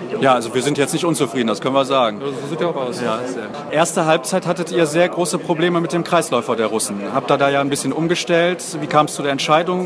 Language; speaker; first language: German; native; German